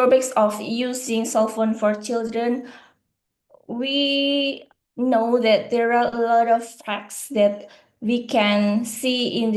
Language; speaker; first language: English; non-native, learner; Indonesian